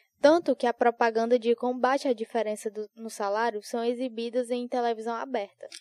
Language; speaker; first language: Portuguese; native; Portuguese